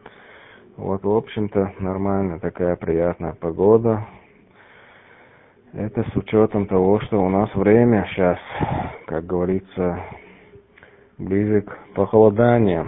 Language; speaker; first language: Russian; native; Russian